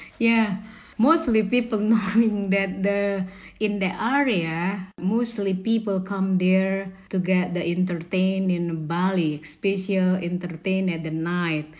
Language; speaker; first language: English; non-native, learner; Indonesian